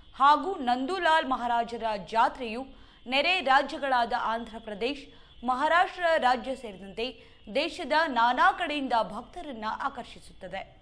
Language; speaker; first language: Kannada; native; Kannada